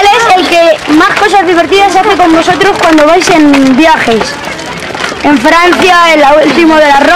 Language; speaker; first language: Spanish; native; Spanish